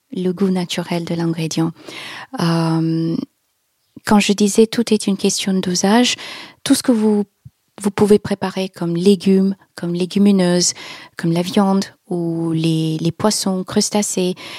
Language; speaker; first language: French; non-native, fluent; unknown